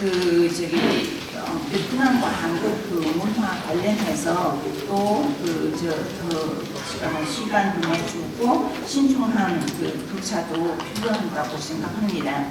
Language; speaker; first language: Korean; non-native, fluent; Vietnamese